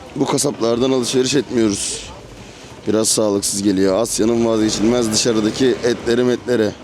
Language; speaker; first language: Turkish; native; Turkish